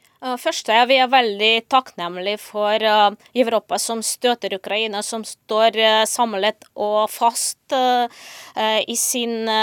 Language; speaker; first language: Norwegian; non-native, fluent; Ukrainian